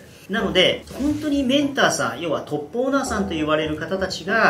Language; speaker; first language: Japanese; native; Japanese